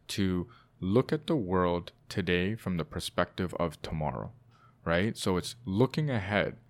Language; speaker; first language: English; native; English